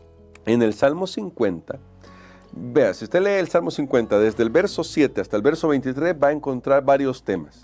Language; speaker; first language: Spanish; native; Spanish